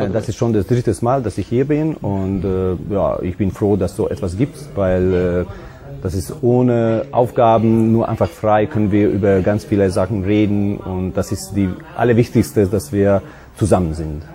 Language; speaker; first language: German; non-native, local second language; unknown